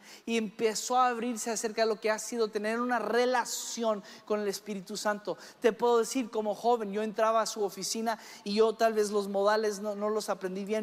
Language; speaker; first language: Spanish; early bilingual, other home language; English